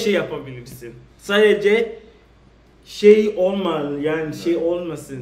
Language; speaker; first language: Turkish; non-native, learner; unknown